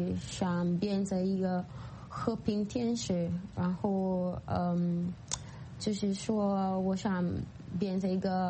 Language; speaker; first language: Chinese; non-native, fluent; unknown